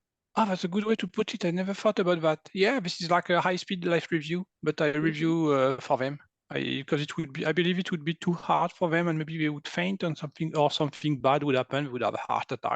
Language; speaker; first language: English; non-native, fluent; French